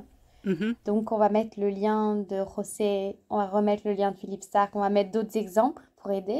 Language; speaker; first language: French; native; French